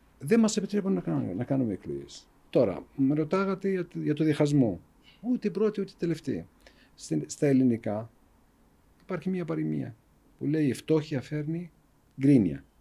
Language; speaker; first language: Greek; non-native, fluent; Arabic